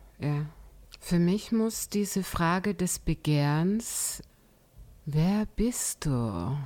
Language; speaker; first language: German; native; German